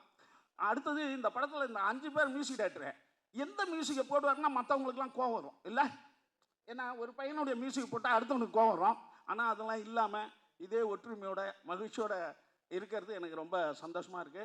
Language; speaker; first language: Tamil; native; Tamil